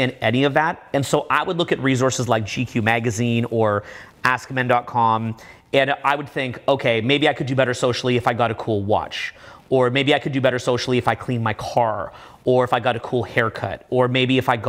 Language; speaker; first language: English; native; English